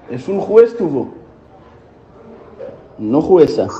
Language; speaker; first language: Spanish; non-native, learner; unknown